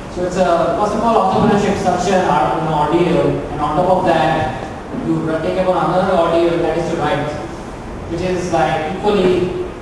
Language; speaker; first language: English; non-native, local second language; Kannada